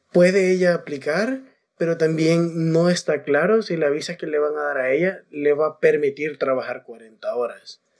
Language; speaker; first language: Spanish; native; Spanish